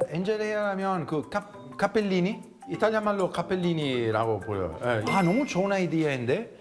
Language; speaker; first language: Korean; non-native, fluent; Italian